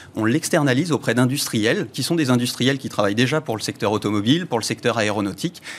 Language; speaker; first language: French; native; French